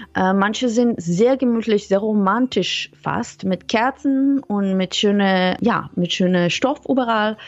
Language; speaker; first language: German; non-native, fluent; Hebrew